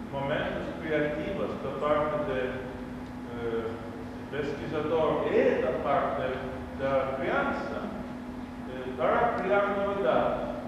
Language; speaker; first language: Portuguese; non-native, learner; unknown